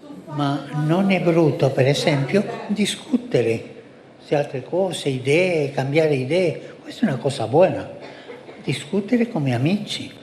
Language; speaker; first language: Italian; early bilingual, heritage; Spanish